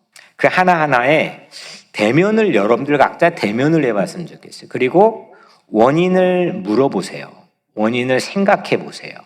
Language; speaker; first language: Korean; native; Korean